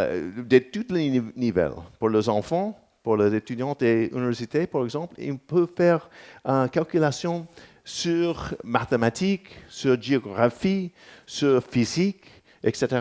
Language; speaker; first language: French; non-native, learner; English